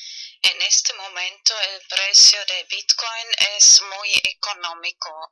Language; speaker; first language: Spanish; non-native, fluent; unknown